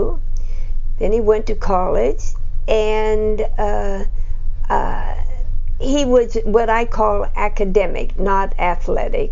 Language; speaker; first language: English; native; English